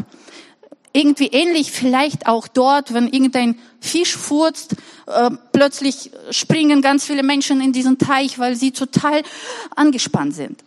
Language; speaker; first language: German; non-native, fluent; Russian